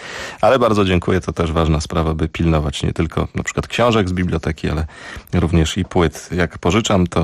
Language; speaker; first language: Polish; native; Polish